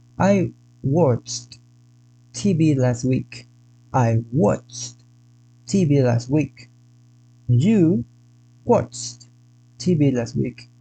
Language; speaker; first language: English; non-native, fluent; Spanish